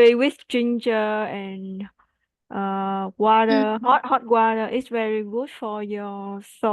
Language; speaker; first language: English; non-native, learner; Vietnamese